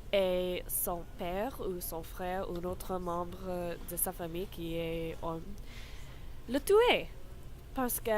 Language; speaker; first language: French; non-native, learner; English